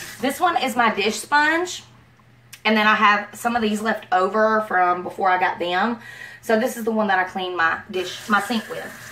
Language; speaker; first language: English; native; English